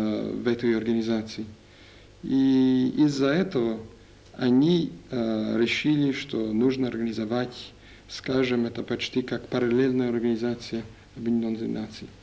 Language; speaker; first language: Russian; non-native, learner; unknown